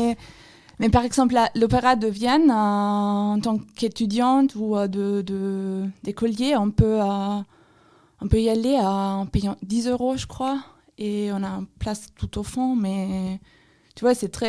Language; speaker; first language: French; non-native, fluent; German